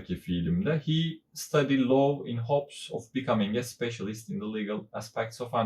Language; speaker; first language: English; non-native, fluent; Turkish